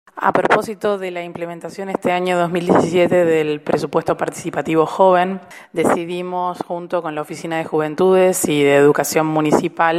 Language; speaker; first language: Spanish; native; Spanish